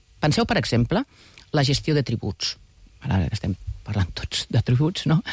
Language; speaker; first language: Catalan; native; Catalan